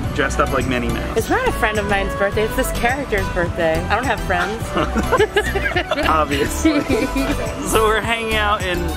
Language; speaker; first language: English; native; English